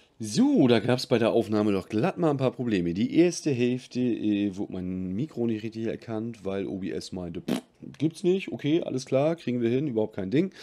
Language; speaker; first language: German; native; German